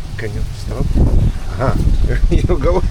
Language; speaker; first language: English; non-native, learner; Polish